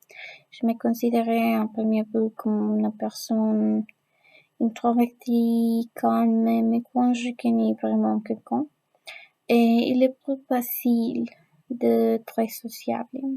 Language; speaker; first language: French; non-native, learner; Spanish